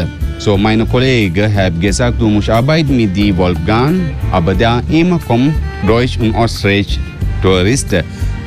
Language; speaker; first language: German; non-native, learner; Sinhala